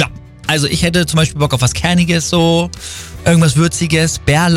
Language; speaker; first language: German; native; German